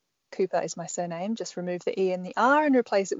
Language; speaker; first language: English; native; English